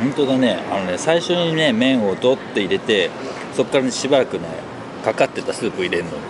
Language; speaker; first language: Japanese; native; Japanese